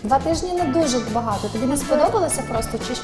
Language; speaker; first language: Ukrainian; native; Ukrainian